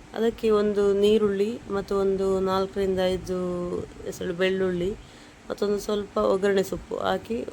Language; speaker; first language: Kannada; non-native, local second language; Tulu